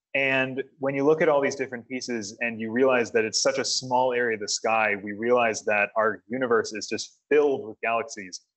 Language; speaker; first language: English; native; English